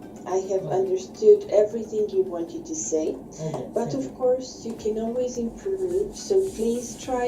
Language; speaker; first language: English; non-native, fluent; Bosnian